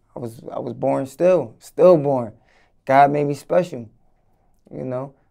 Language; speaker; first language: English; native; English